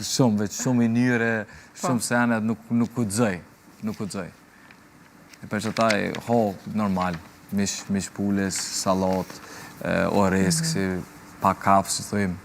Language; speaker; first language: Albanian; early bilingual, heritage; Albanian